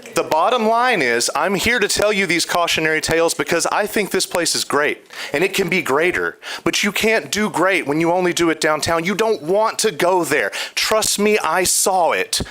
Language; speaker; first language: English; native; English